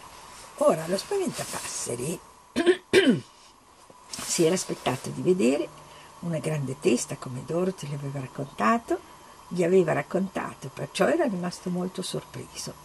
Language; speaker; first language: Italian; native; Italian